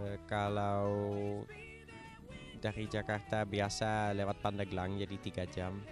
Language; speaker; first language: Indonesian; non-native, fluent; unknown